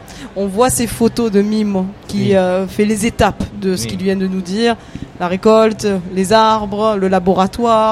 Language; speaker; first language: French; native; French